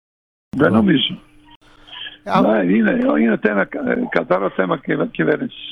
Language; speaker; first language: Greek; non-native, fluent; Serbian